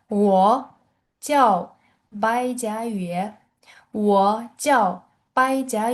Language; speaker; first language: Chinese; non-native, fluent; Uzbek